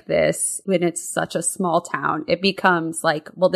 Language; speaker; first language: English; native; English